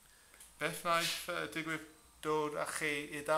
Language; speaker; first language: Welsh; non-native, fluent; English